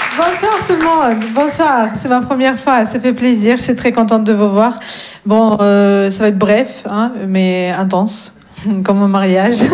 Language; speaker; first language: French; non-native, fluent; Russian